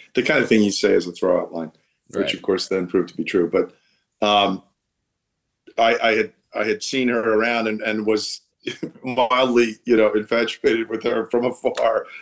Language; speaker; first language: English; native; English